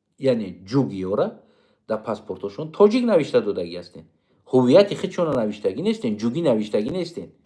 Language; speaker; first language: Tajik; native; Tajik